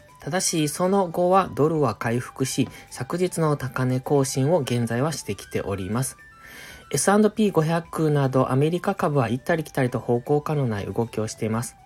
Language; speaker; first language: Japanese; native; Japanese